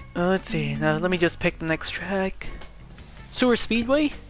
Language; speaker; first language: English; native; English